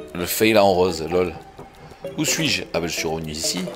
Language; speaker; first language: French; native; French